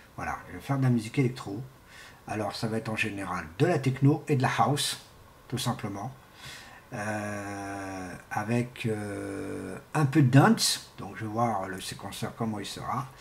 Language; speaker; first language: French; non-native, fluent; Portuguese